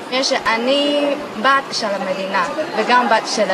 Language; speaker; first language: Hebrew; non-native, learner; Chinese